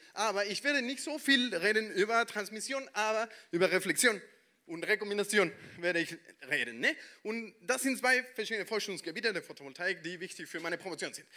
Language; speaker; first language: German; non-native, fluent; Spanish